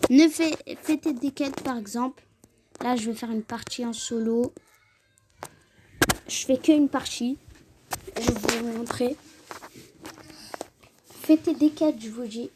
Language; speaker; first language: French; native; French